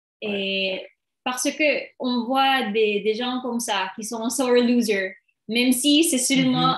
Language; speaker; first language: French; non-native, learner; English